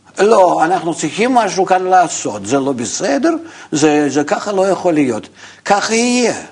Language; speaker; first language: Hebrew; non-native, fluent; Russian